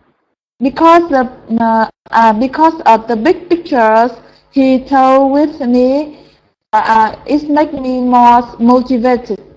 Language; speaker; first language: English; non-native, learner; Vietnamese